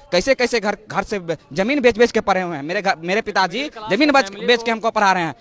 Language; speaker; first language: Hindi; native; Hindi